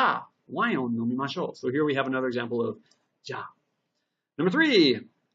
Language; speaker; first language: Japanese; non-native, fluent; English